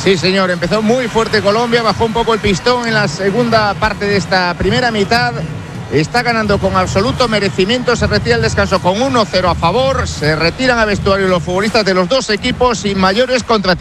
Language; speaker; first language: Spanish; native; Spanish